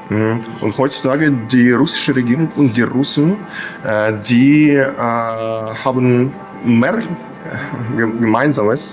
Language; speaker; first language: German; non-native, fluent; Ukrainian